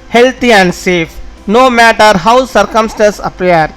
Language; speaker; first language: English; non-native, local second language; Tamil